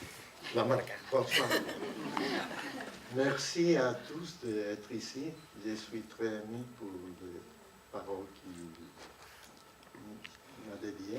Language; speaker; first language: French; non-native, fluent; Spanish